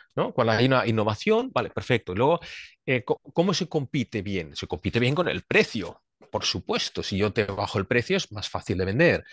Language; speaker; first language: Spanish; non-native, fluent; Swiss German